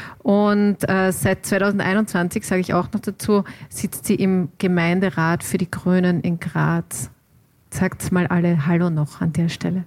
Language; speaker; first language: German; native; German